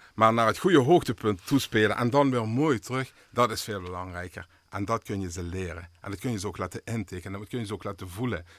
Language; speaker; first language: Dutch; native; Dutch